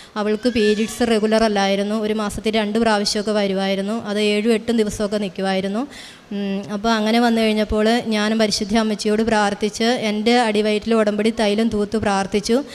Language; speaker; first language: Malayalam; native; Malayalam